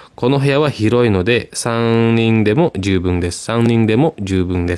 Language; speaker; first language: Japanese; non-native, learner; Indonesian